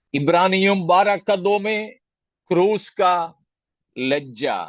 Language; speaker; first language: Hindi; non-native, local second language; Malayalam